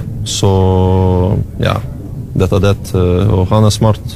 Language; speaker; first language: Norwegian; non-native, learner; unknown